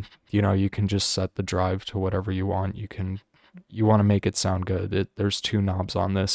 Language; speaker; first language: English; native; English